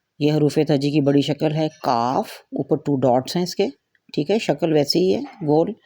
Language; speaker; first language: Urdu; native; Urdu